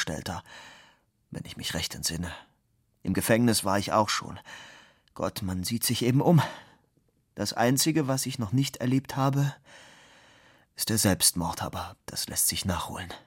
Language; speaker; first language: German; native; German